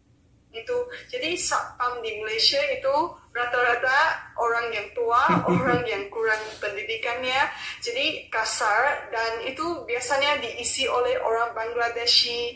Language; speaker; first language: Indonesian; non-native, local second language; Malay